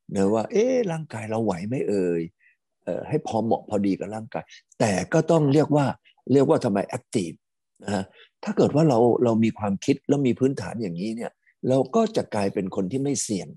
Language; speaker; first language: Thai; native; Thai